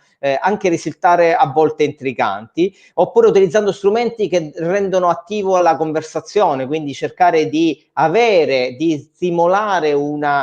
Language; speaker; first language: Italian; native; Italian